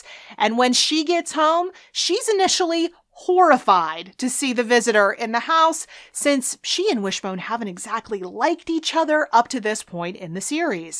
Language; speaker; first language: English; native; English